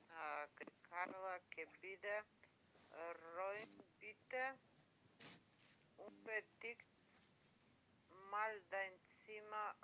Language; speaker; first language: German; non-native, learner; Macedonian